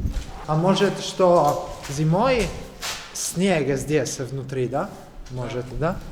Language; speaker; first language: Russian; non-native, learner; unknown